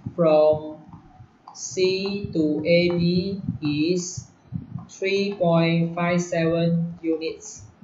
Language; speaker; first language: English; non-native, local second language; Chinese